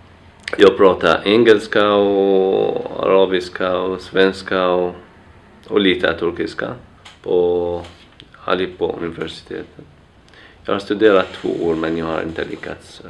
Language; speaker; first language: Swedish; non-native, learner; Arabic